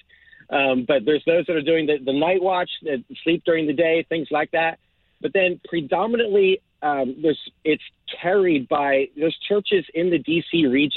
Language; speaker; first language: English; native; English